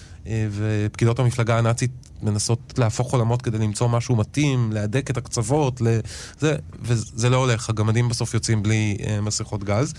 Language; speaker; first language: Hebrew; native; Hebrew